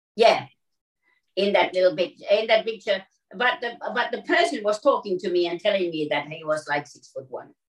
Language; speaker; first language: English; non-native, fluent; Finnish